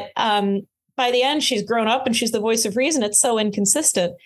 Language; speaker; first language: English; native; English